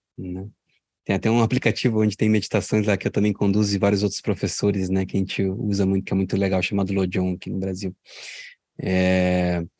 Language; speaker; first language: Portuguese; native; Portuguese